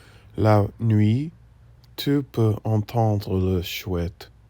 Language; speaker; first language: French; non-native, learner; English